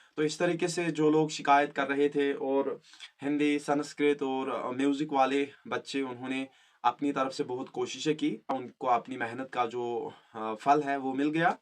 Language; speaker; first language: Hindi; non-native, local second language; Kashmiri